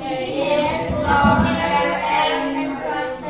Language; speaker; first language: English; non-native, learner; Indonesian